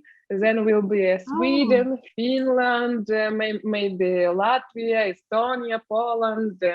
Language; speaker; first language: English; non-native, learner; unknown